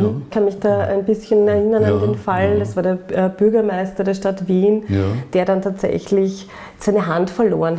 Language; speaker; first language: German; native; German